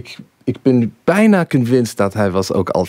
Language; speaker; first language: Dutch; non-native, fluent; English